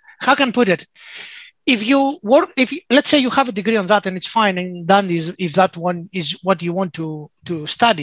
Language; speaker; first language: English; non-native, fluent; Greek